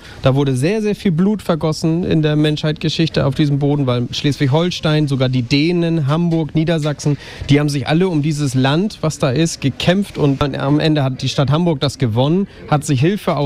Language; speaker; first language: German; native; German